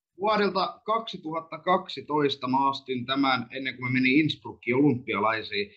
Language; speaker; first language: Finnish; native; Finnish